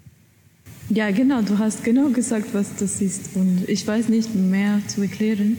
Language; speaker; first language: German; non-native, learner; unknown